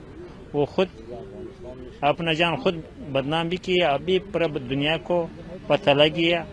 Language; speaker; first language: Hindi; non-native, learner; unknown